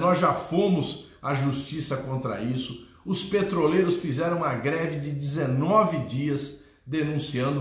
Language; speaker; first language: Portuguese; native; Portuguese